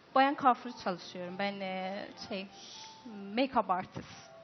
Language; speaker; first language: Turkish; non-native, learner; Persian